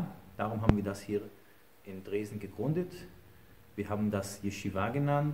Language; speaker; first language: German; non-native, fluent; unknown